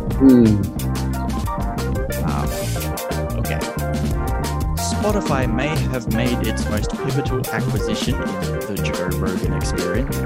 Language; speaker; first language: English; non-native, learner; Japanese